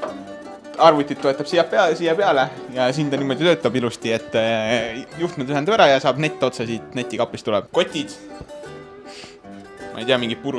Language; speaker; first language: Estonian; native; Estonian